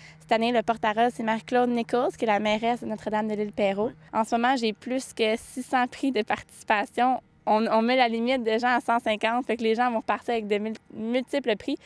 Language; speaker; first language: French; native; French